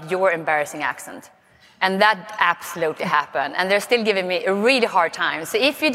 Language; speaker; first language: English; non-native, fluent; Swedish